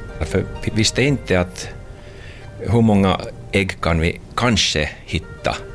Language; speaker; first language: Swedish; non-native, local second language; Finnish